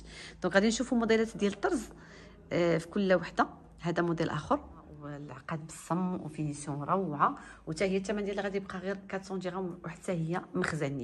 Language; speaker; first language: Arabic; native; Arabic